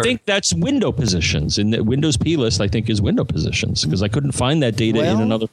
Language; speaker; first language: English; native; English